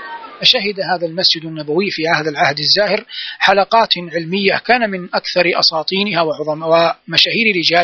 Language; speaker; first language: Arabic; native; Arabic